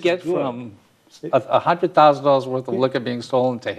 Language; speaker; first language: English; native; English